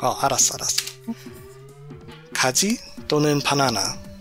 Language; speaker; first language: Korean; non-native, learner; English